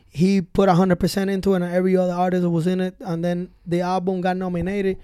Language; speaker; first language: English; early bilingual, other home language; Spanish